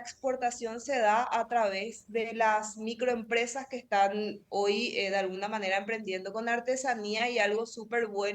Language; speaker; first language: Spanish; native; Spanish